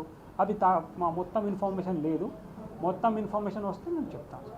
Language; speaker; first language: Telugu; non-native, local second language; Hindi